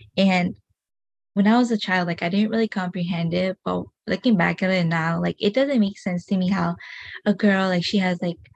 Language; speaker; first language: English; early bilingual, other home language; Hmong